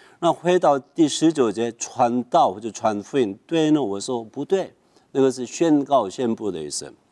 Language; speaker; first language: Chinese; non-native, fluent; Korean